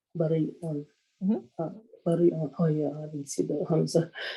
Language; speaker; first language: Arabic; non-native, learner; English